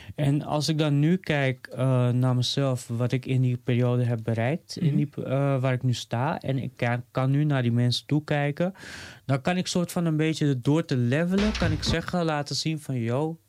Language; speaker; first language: Dutch; native; Dutch